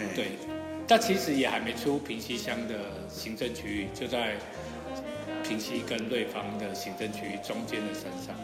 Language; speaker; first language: Chinese; non-native, local second language; Min Nan Chinese